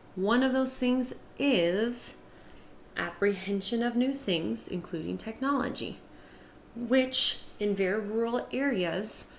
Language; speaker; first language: English; native; English